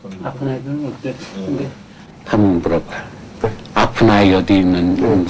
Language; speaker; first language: Korean; native; Korean